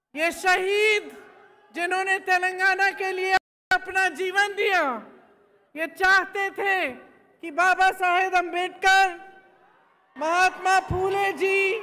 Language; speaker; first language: Hindi; native; Hindi